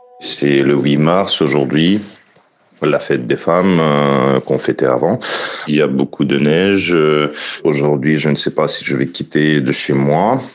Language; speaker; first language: French; non-native, fluent; Ukrainian